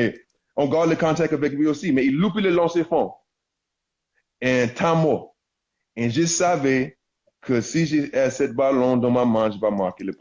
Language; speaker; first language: French; non-native, learner; English